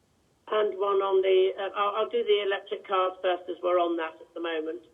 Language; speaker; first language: English; native; English